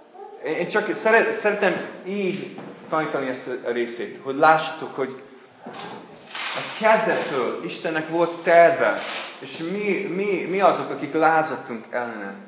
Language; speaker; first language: Hungarian; non-native, fluent; English